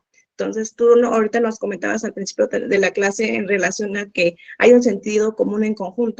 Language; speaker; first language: Spanish; native; Spanish